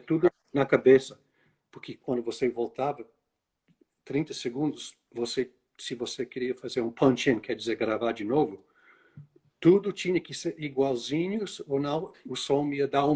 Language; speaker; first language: Portuguese; non-native, fluent; English